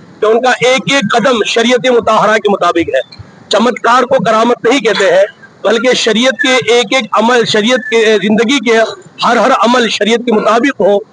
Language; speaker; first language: Urdu; native; Urdu